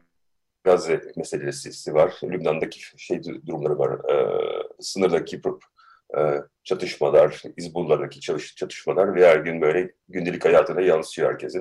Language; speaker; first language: Turkish; early bilingual, heritage; Turkish